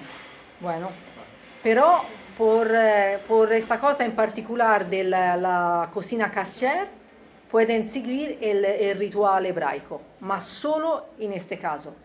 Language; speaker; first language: Spanish; non-native, learner; Italian